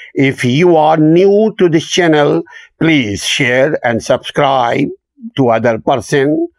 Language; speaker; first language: English; non-native, local second language; Urdu